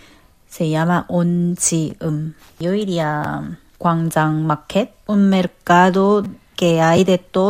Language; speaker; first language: Spanish; non-native, learner; Korean